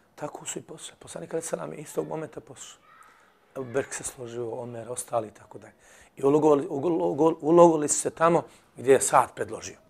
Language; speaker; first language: Serbian; native; Serbian